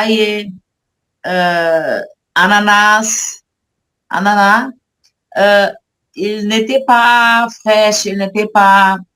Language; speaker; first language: French; non-native, learner; Portuguese